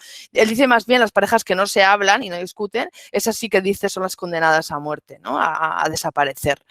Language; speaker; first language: Spanish; native; Spanish